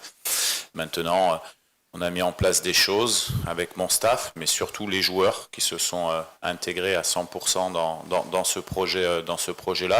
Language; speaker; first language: French; native; French